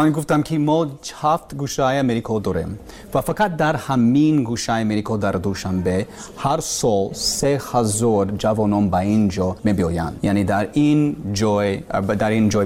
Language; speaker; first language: Persian; non-native, learner; English